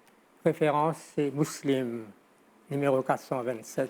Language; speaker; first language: French; non-native, local second language; Morisyen